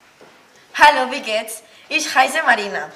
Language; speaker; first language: German; non-native, learner; Catalan